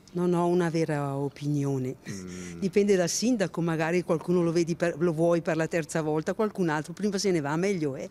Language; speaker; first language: Italian; native; Italian